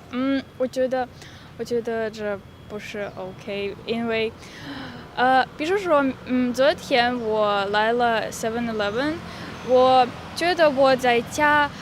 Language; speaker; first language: Chinese; non-native, learner; Russian